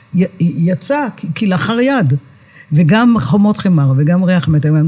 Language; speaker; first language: Hebrew; native; Hebrew